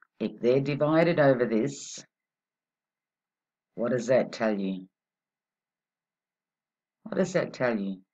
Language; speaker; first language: English; native; English